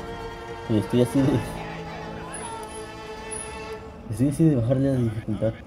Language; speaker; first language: Spanish; native; Spanish